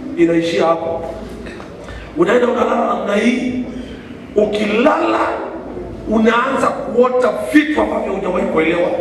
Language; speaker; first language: Swahili; non-native, local second language; Kamba